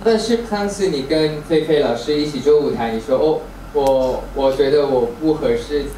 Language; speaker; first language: Chinese; non-native, learner; Thai